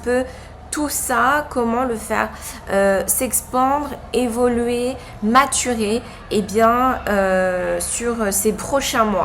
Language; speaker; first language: French; native; French